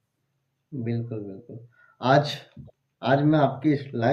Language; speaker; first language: Hindi; native; Hindi